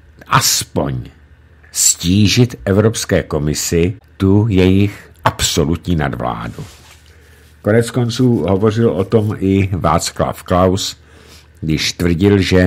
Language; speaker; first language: Czech; native; Czech